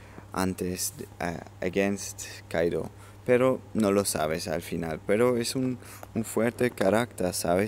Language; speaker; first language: Spanish; non-native, learner; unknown